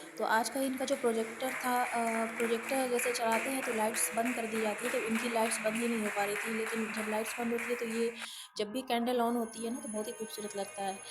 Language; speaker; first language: Hindi; native; Hindi